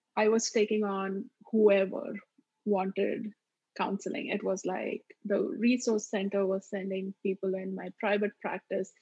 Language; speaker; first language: English; non-native, local second language; Marathi